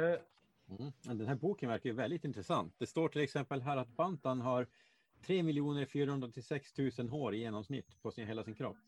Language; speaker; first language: Swedish; native; Swedish